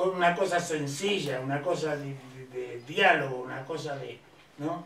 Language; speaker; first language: Spanish; native; Spanish